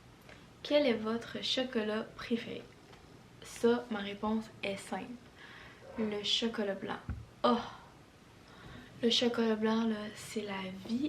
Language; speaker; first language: French; native; French